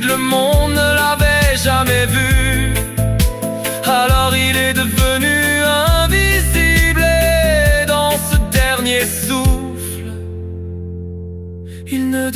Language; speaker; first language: French; native; French